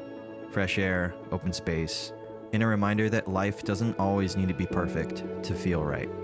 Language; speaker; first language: English; native; English